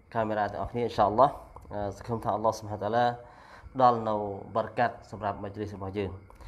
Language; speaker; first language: Khmer; non-native, local second language; Eastern Cham